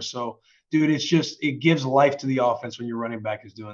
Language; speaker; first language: English; native; English